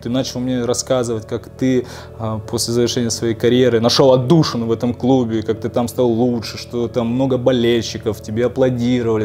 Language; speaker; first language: Russian; native; Russian